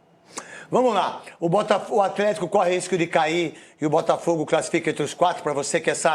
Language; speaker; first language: Portuguese; native; Portuguese